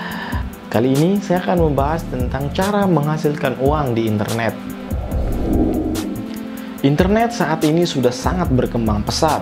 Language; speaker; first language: Indonesian; native; Indonesian